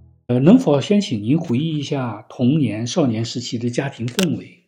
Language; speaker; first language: Chinese; native; Chinese